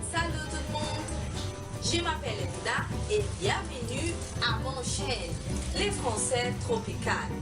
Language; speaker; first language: French; non-native, fluent; Portuguese